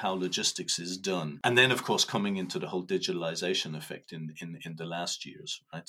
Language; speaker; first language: English; native; English